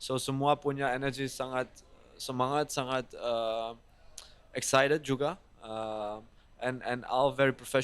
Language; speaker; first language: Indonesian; non-native, fluent; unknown